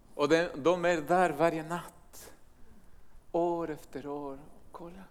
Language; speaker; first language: Swedish; non-native, fluent; Spanish